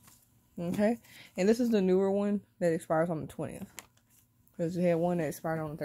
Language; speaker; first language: English; native; English